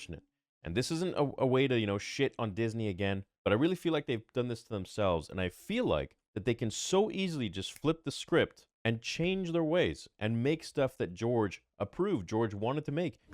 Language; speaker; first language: English; native; English